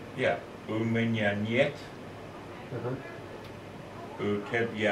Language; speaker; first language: Russian; non-native, learner; English